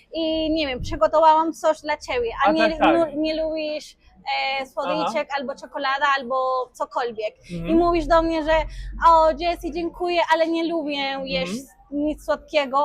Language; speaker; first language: Polish; non-native, fluent; Spanish